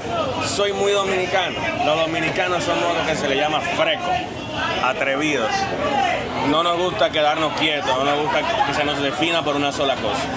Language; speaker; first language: Spanish; native; Spanish